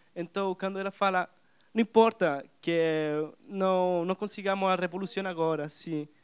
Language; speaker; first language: Portuguese; non-native, learner; Spanish